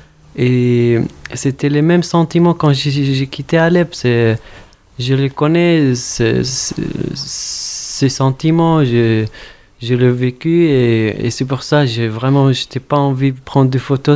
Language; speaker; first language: French; non-native, fluent; Arabic